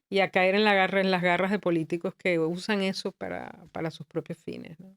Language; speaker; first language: Spanish; native; Spanish